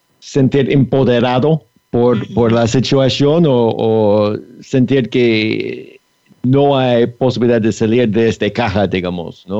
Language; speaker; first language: Spanish; non-native, fluent; English